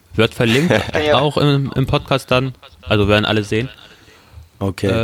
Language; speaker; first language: German; early bilingual, other home language; Turkish